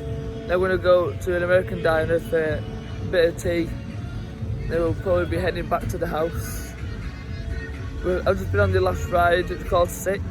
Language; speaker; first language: English; native; English